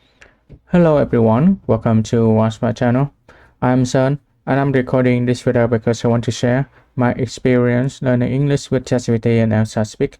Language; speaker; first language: English; non-native, learner; Vietnamese